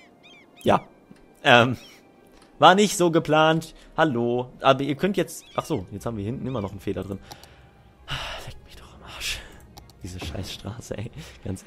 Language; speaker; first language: German; native; German